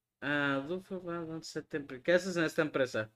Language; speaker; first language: French; non-native, learner; Spanish